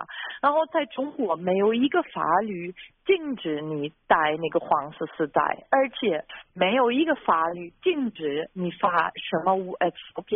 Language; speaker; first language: Chinese; non-native, fluent; German